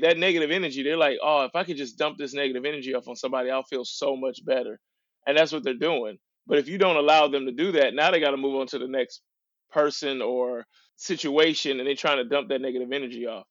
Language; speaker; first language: English; native; English